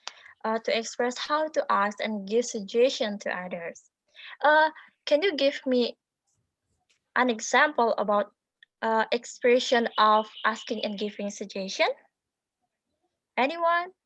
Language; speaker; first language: English; non-native, learner; Indonesian